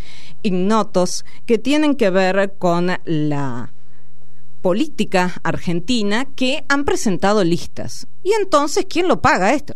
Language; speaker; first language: Spanish; native; Spanish